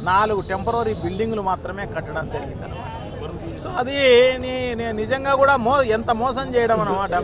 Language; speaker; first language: Telugu; native; Telugu